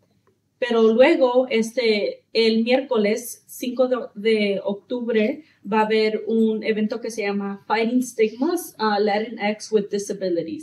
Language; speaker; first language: Spanish; early bilingual, heritage; Spanish